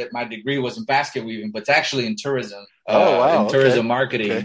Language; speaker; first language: English; early bilingual, other home language; Spanish